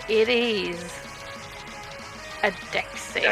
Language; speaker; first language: English; non-native, fluent; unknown